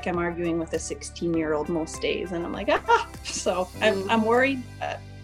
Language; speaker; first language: English; native; English